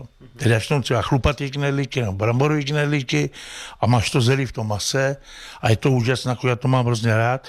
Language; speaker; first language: Czech; native; Czech